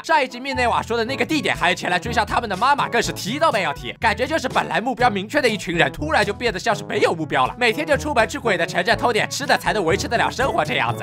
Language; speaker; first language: Chinese; native; Chinese